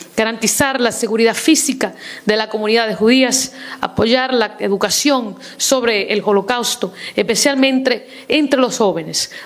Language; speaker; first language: Spanish; early bilingual, heritage; Spanish